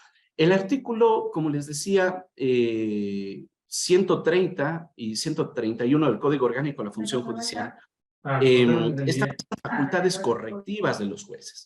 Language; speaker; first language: Spanish; native; Spanish